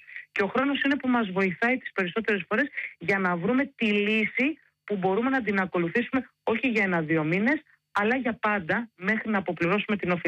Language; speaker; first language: Greek; native; Greek